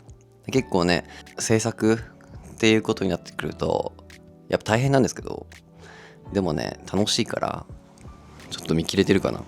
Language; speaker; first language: Japanese; native; Japanese